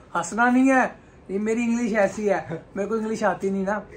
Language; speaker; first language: Hindi; native; Hindi